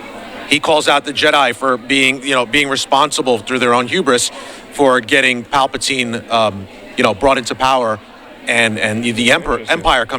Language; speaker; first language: English; native; English